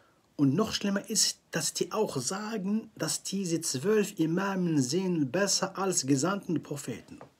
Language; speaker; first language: German; non-native, fluent; Arabic